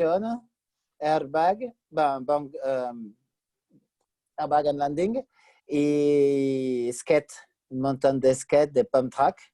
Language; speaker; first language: Spanish; non-native, fluent; French